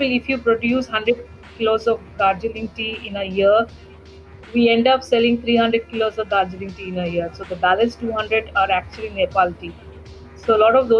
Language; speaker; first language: English; non-native, local second language; Bangla